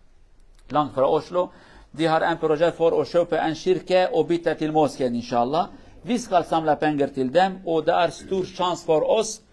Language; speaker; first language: Swedish; non-native, learner; Kurdish